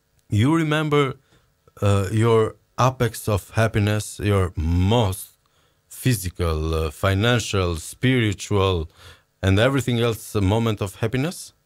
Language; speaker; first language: English; non-native, fluent; Albanian